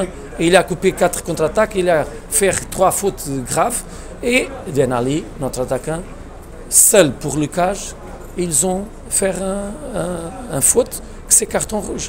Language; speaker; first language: French; non-native, learner; Portuguese